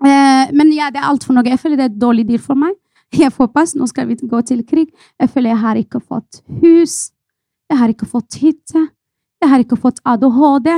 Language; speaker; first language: Norwegian; non-native, fluent; Arabic